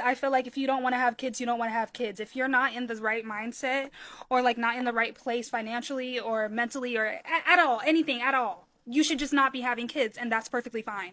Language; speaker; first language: English; native; English